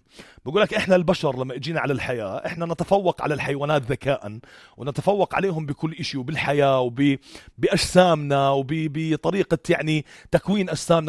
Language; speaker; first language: Arabic; native; Arabic